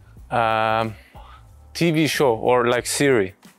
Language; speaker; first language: English; non-native, fluent; Hungarian